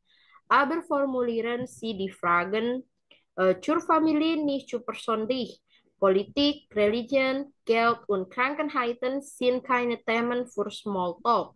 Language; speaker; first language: German; non-native, learner; Indonesian